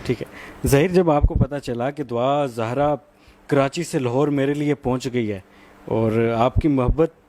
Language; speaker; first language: Urdu; native; Urdu